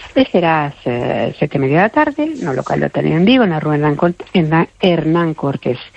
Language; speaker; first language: Galician; non-native, local second language; Spanish